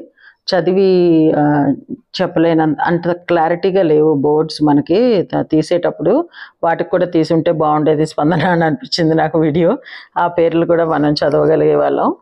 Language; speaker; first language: Telugu; native; Telugu